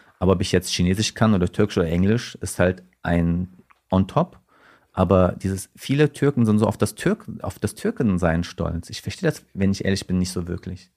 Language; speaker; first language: German; early bilingual, other home language; Turkish